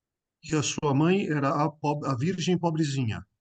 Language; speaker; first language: Portuguese; native; Portuguese